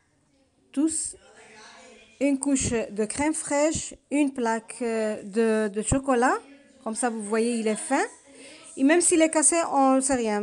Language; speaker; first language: French; non-native, learner; Arabic